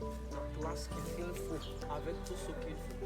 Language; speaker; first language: French; non-native, learner; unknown